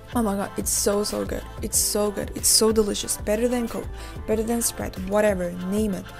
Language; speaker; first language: English; non-native, fluent; Uzbek